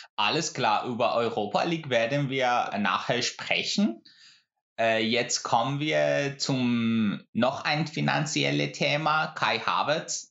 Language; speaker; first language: German; non-native, fluent; Persian